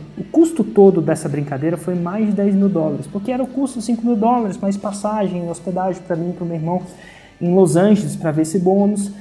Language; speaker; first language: Portuguese; native; Portuguese